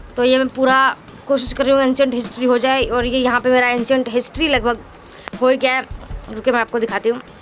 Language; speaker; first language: Hindi; native; Hindi